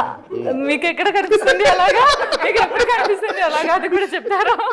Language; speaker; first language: Telugu; non-native, learner; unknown